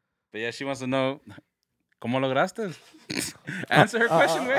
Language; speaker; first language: English; early bilingual, other home language; Spanish